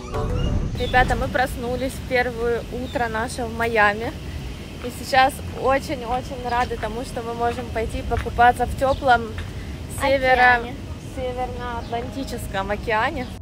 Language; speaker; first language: Russian; native; Russian